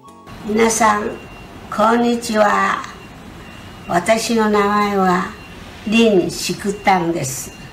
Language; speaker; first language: Japanese; early bilingual, other home language; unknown